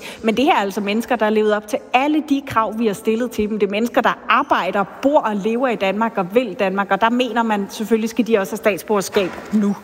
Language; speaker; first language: Danish; native; Danish